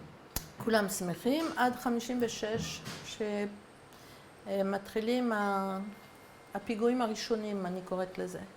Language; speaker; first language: Hebrew; non-native, fluent; French